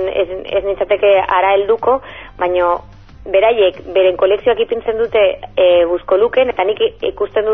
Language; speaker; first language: Basque; non-native, local second language; Spanish